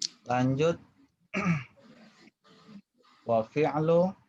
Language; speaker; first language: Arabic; non-native, fluent; Indonesian